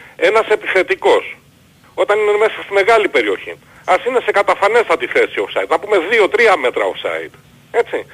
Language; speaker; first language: Greek; native; Greek